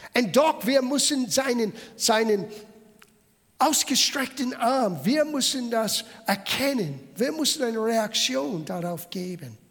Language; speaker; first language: German; non-native, fluent; English